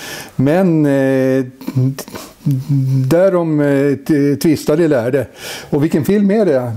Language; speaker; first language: Swedish; native; Swedish